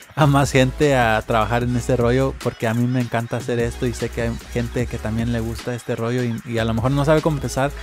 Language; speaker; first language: Spanish; early bilingual, heritage; Spanish